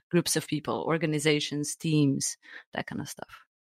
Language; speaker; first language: English; non-native, fluent; Slovenian